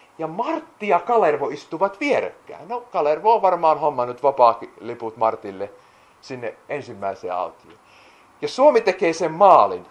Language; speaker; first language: Finnish; native; Finnish